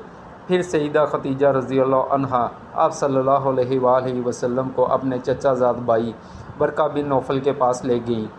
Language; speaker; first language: Urdu; native; Urdu